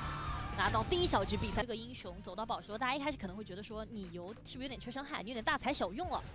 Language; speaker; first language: Chinese; native; Chinese